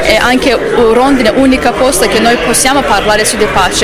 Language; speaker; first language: Italian; non-native, learner; Azerbaijani